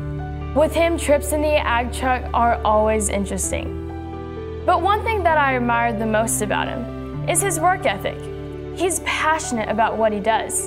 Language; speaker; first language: English; native; English